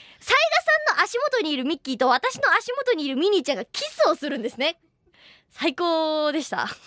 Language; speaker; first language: Japanese; native; Japanese